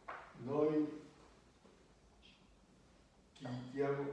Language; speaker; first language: Italian; non-native, learner; English